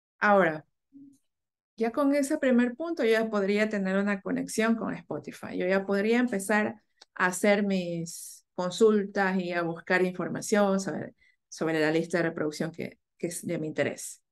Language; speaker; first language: Spanish; native; Spanish